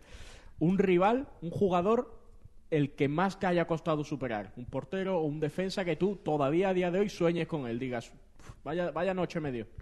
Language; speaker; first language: Spanish; native; Spanish